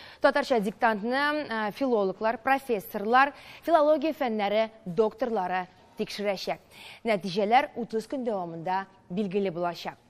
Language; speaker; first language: Tatar; native; Tatar